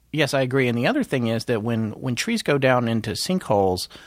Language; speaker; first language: English; native; English